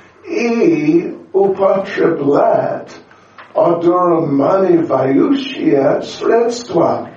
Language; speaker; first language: Russian; non-native, learner; English